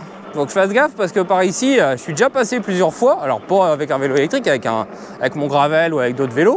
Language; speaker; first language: French; native; French